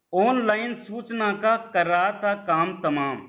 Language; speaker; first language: Hindi; native; Hindi